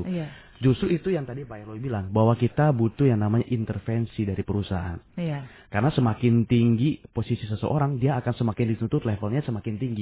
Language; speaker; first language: Indonesian; native; Indonesian